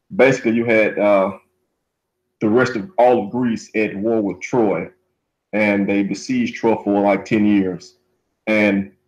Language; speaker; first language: English; native; English